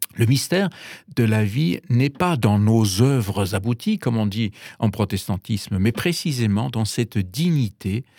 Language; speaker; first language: French; non-native, fluent; German